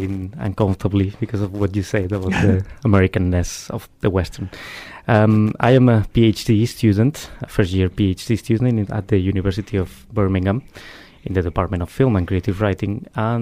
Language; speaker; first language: English; non-native, fluent; Spanish